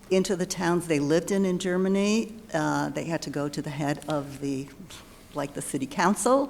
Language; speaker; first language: English; early bilingual, other home language; German